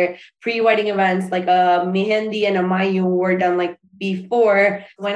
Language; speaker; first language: English; non-native, local second language; Urdu